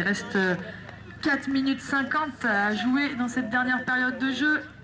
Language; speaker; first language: French; native; French